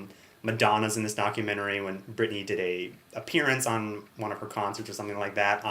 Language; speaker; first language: English; native; English